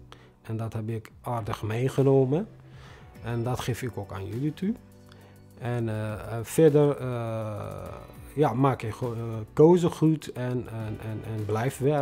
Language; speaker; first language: Dutch; non-native, fluent; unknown